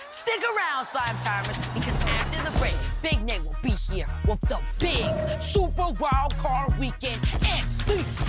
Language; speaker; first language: English; native; English